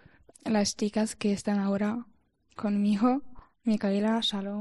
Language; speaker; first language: Spanish; non-native, learner; Ukrainian